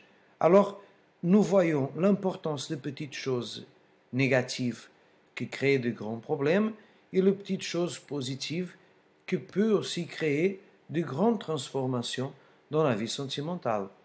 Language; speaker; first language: French; non-native, fluent; Portuguese